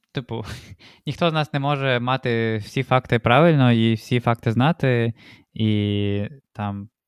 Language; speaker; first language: Ukrainian; non-native, local second language; Russian